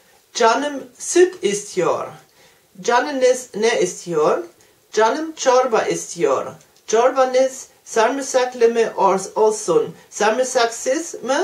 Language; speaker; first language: Turkish; non-native, learner; German